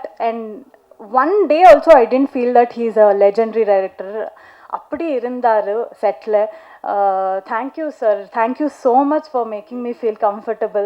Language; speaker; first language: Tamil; non-native, learner; Kannada